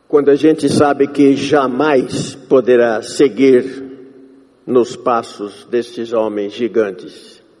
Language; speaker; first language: Portuguese; non-native, fluent; English